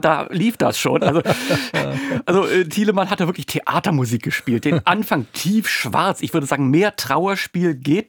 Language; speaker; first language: German; native; German